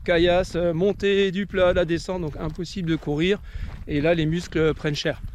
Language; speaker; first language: French; native; French